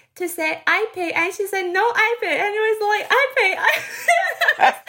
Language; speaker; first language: English; non-native, fluent; Persian